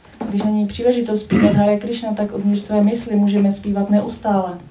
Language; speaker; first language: Czech; native; Czech